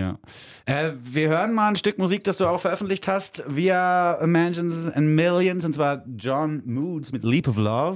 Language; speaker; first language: German; native; German